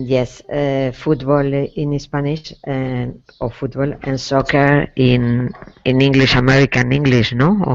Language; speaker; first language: English; non-native, learner; Spanish